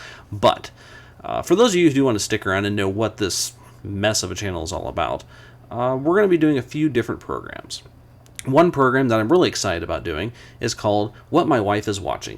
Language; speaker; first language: English; native; English